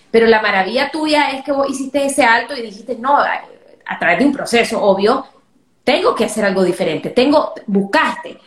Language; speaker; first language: Spanish; native; Spanish